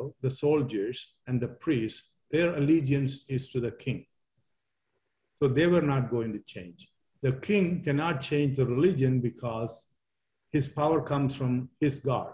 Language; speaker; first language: English; non-native, local second language; Malayalam